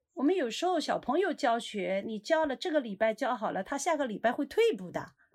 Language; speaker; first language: Chinese; native; Chinese